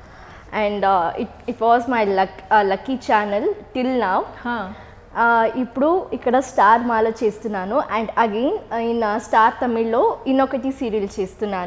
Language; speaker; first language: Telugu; non-native, learner; Kannada